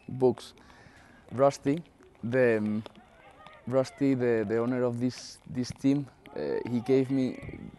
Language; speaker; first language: English; non-native, fluent; Spanish